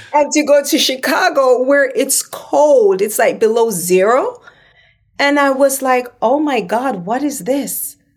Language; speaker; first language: English; non-native, local second language; Jamaican Creole English